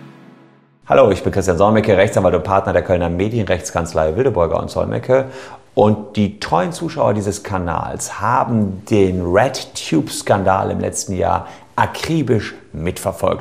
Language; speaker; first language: German; native; German